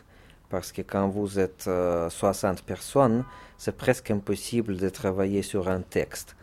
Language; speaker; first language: French; non-native, fluent; Russian